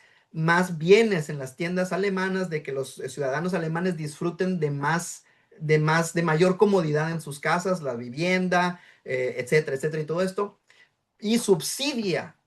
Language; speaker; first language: Spanish; native; Spanish